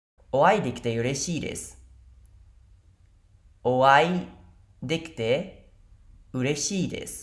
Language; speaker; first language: Japanese; non-native, fluent; Khmer